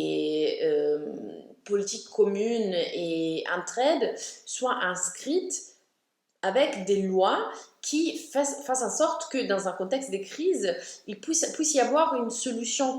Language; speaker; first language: French; non-native, fluent; German